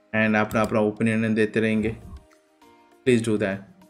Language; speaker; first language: Hindi; non-native, local second language; Odia